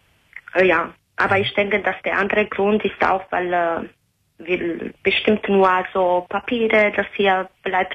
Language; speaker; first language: German; non-native, learner; Italian